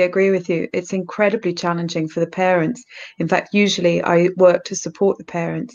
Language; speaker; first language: English; native; English